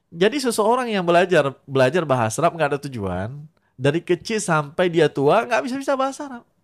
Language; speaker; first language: Indonesian; non-native, local second language; Achinese